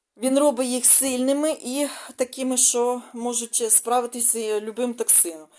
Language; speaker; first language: Ukrainian; non-native, local second language; Russian